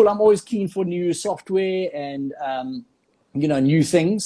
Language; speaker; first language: English; native; English